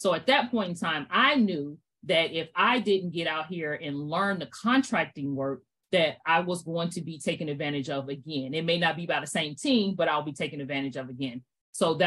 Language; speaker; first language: English; native; English